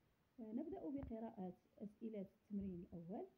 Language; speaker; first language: Arabic; native; Arabic